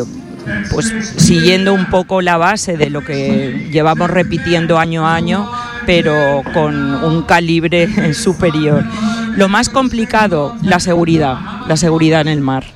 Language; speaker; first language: Spanish; native; Spanish